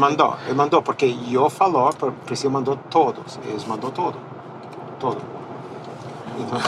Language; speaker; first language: Portuguese; non-native, learner; Spanish